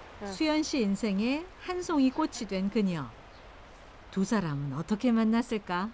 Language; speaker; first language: Korean; native; Korean